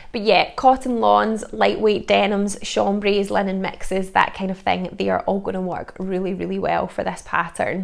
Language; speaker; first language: English; native; English